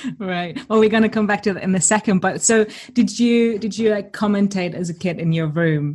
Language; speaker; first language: English; non-native, fluent; German